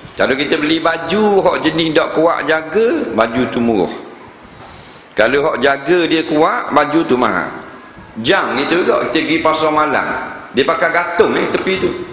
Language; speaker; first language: Malay; native; Malay